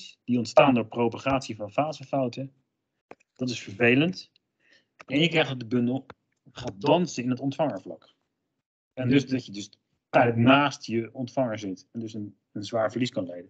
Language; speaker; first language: Dutch; native; Dutch